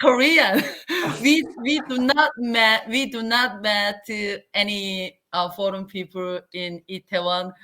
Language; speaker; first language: English; non-native, learner; Korean